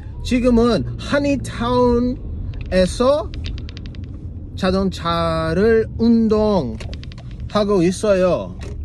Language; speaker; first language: Korean; non-native, learner; English